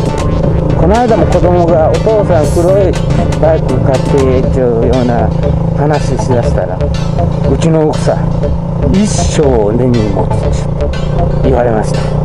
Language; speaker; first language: Japanese; native; Japanese